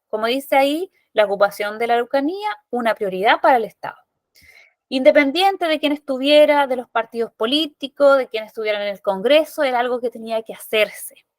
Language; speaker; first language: Spanish; native; Spanish